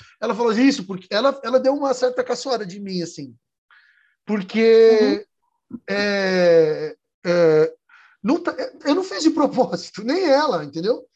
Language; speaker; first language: Portuguese; native; Portuguese